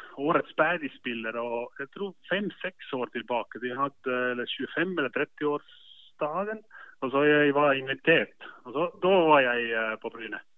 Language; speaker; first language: Norwegian; non-native, fluent; Estonian